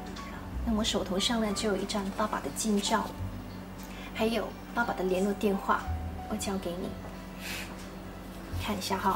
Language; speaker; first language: Chinese; native; Chinese